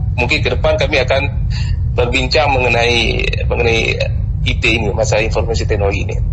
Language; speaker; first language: Indonesian; non-native, local second language; Achinese